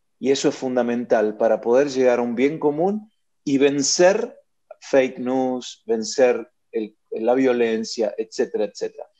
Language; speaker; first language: Spanish; native; Spanish